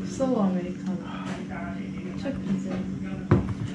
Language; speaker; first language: Turkish; non-native, learner; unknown